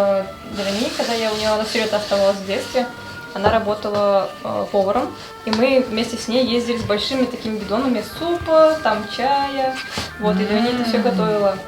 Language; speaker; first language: Russian; native; Russian